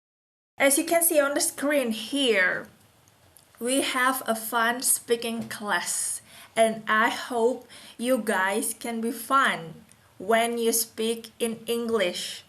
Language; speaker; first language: English; non-native, fluent; Indonesian